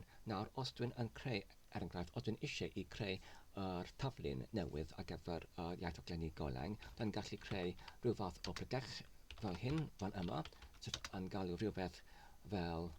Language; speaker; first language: Welsh; non-native, learner; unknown